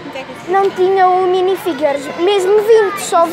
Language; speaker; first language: Portuguese; early bilingual, heritage; Portuguese